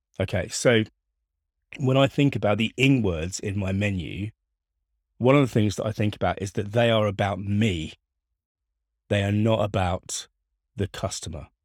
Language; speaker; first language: English; native; English